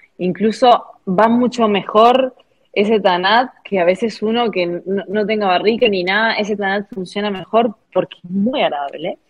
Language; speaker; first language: Spanish; native; Spanish